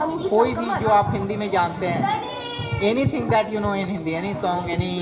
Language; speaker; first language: Hindi; native; Hindi